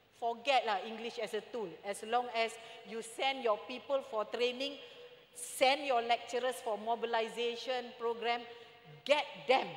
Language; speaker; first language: English; non-native, local second language; Malay